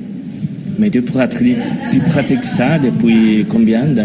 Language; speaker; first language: French; non-native, learner; Spanish